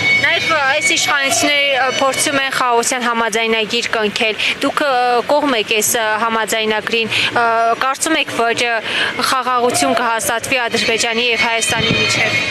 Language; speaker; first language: Armenian; native; Armenian